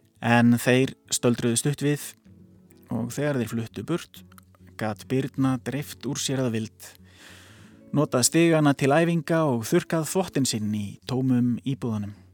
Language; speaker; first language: Icelandic; native; Icelandic